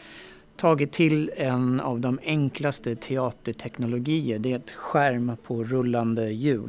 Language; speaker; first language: Swedish; non-native, fluent; English